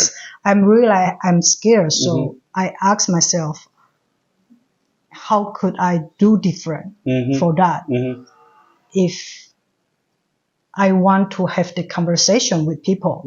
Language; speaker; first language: English; non-native, learner; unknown